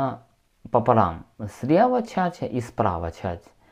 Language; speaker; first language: Russian; non-native, learner; Chinese